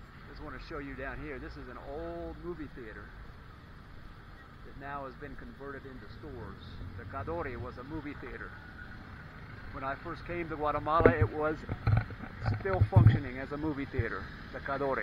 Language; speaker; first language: English; native; English